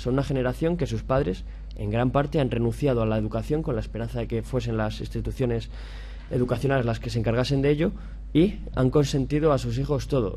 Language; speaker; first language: Spanish; native; Spanish